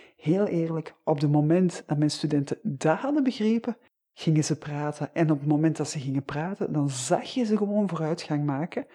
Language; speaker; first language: Dutch; native; Dutch